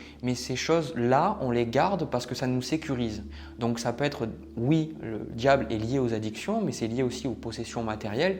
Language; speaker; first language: French; native; French